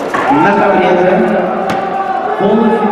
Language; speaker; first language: Russian; native; Russian